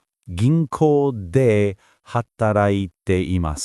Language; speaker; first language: Japanese; non-native, learner; English